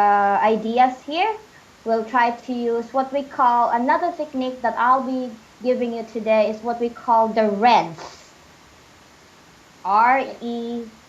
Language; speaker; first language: English; non-native, fluent; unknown